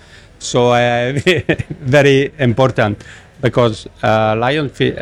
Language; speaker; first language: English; non-native, learner; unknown